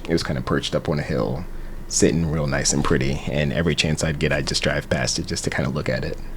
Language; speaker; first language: English; native; English